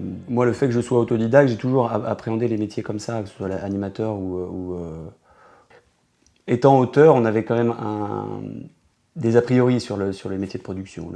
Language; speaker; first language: French; native; French